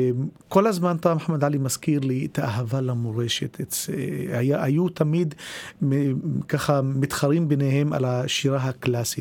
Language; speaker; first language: Hebrew; non-native, local second language; Arabic